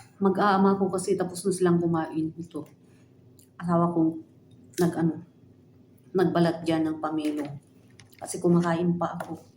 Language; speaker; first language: Filipino; native; Filipino